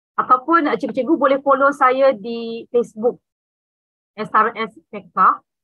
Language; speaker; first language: Malay; native; Malay